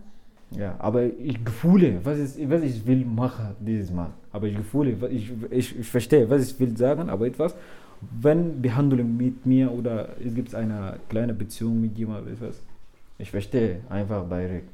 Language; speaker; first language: German; non-native, learner; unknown